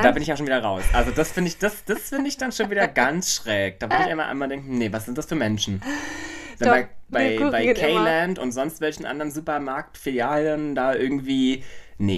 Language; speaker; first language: German; native; German